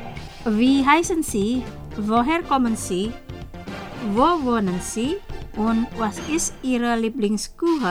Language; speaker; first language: German; non-native, fluent; Indonesian